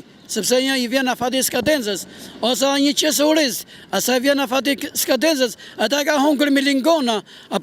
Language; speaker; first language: Albanian; native; Albanian